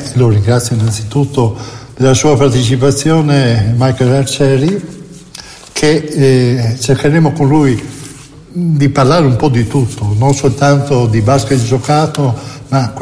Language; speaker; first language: Italian; native; Italian